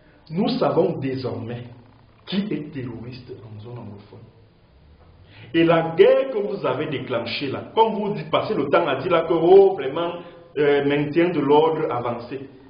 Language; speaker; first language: French; native; French